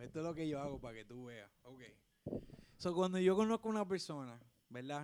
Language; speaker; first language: Spanish; early bilingual, heritage; Spanish